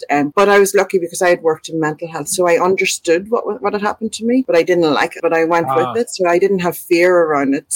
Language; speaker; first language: English; native; English